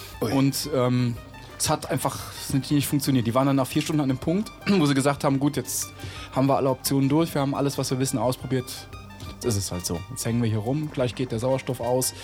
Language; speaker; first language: German; native; German